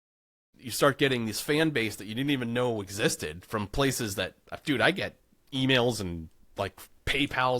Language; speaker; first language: English; native; English